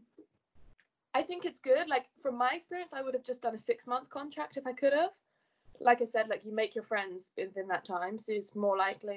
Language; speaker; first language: English; native; English